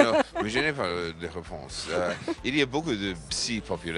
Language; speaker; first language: French; non-native, fluent; English